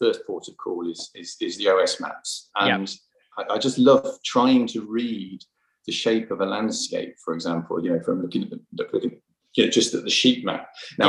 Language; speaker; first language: English; native; English